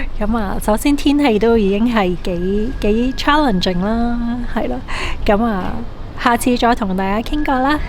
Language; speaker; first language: Cantonese; early bilingual, heritage; Cantonese